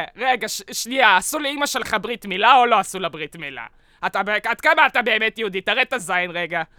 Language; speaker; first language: Hebrew; early bilingual, other home language; Russian